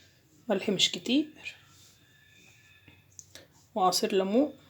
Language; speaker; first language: Arabic; native; Arabic